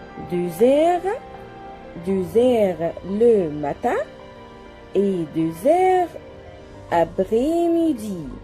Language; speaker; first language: French; non-native, learner; Arabic